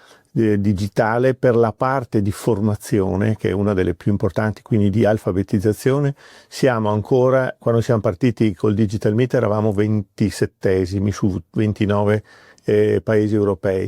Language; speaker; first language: Italian; native; Italian